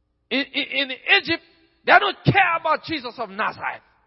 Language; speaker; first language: English; non-native, fluent; Haitian Creole